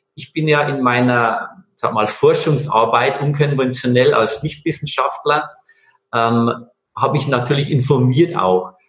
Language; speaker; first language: German; native; German